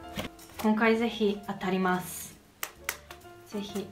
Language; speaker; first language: Japanese; non-native, learner; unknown